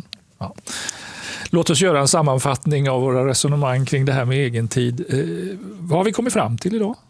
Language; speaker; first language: Swedish; native; Swedish